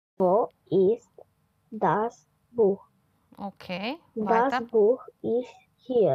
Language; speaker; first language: German; non-native, learner; Romanian